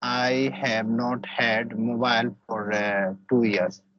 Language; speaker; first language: English; non-native, learner; Hindi